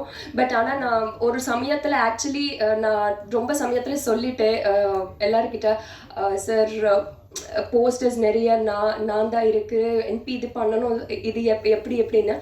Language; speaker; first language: Tamil; non-native, learner; Telugu